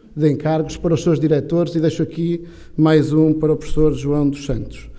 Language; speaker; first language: Portuguese; native; Portuguese